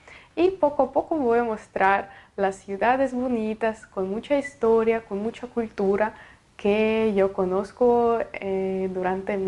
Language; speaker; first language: Spanish; non-native, fluent; Russian